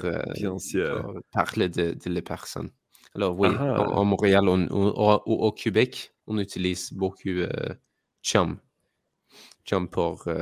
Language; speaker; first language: French; non-native, learner; English